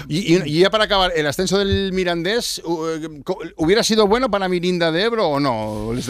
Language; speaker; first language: Spanish; native; Spanish